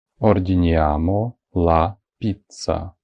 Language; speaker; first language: Italian; non-native, fluent; Ukrainian